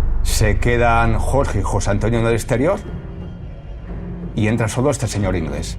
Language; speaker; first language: Spanish; native; Spanish